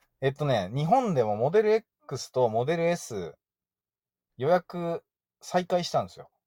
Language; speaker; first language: Japanese; native; Japanese